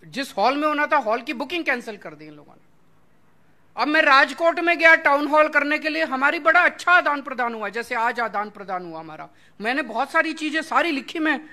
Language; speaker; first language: Hindi; native; Hindi